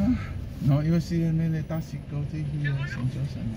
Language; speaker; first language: English; non-native, learner; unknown